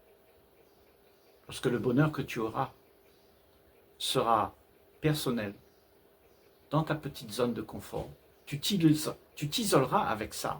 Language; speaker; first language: French; native; French